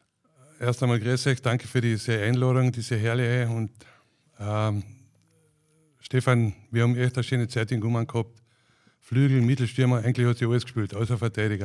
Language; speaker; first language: German; native; German